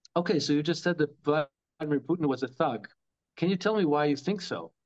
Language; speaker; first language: English; non-native, fluent; Croatian